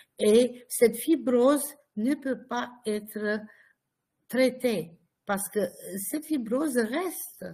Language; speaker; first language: French; non-native, fluent; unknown